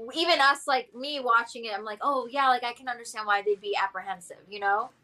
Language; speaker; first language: English; early bilingual, other home language; Hindi